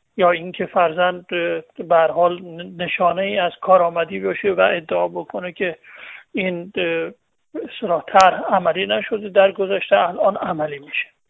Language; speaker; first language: Persian; native; Persian